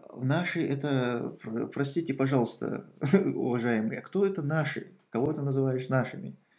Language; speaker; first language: Russian; non-native, local second language; Chechen